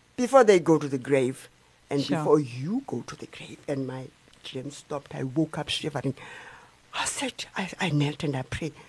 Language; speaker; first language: English; non-native, local second language; Xhosa